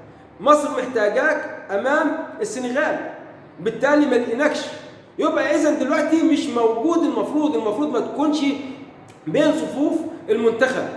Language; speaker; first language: Arabic; native; Arabic